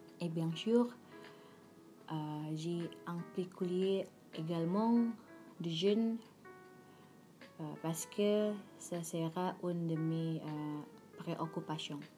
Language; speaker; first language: French; non-native, learner; Indonesian